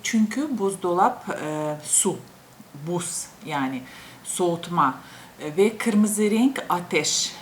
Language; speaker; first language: Turkish; non-native, fluent; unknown